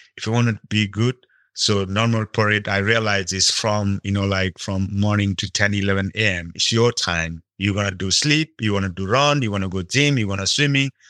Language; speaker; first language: English; non-native, local second language; Nepali